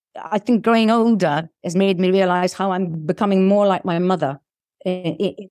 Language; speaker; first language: English; early bilingual, other home language; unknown